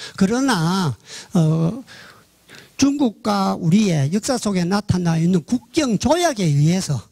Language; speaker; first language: Korean; native; Korean